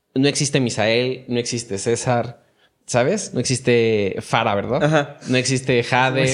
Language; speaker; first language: Spanish; native; Spanish